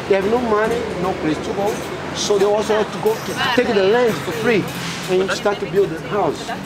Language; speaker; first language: English; non-native, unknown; Portuguese